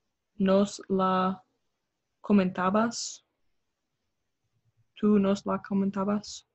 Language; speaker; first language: Spanish; non-native, learner; English